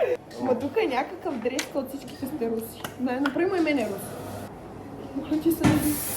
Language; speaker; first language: Bulgarian; native; Bulgarian